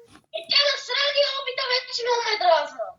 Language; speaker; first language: Bulgarian; native; Bulgarian